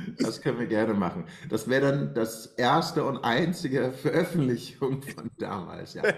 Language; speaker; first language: German; non-native, fluent; Persian